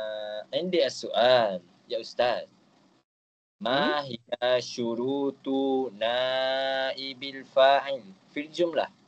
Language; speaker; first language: Arabic; non-native, learner; Malay